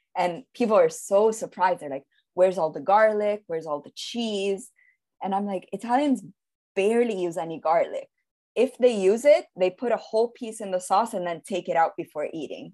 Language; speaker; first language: English; early bilingual, heritage; Italian